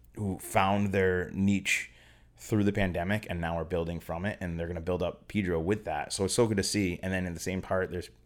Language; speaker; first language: English; native; English